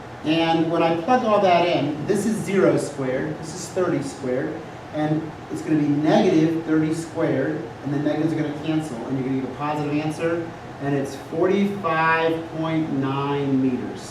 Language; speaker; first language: English; native; English